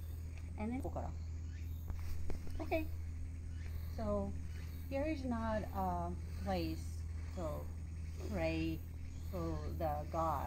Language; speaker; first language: English; non-native, local second language; Japanese